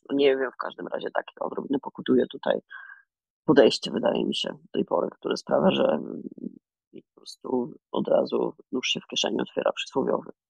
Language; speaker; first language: Polish; native; Polish